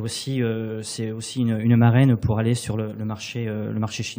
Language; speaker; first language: French; native; French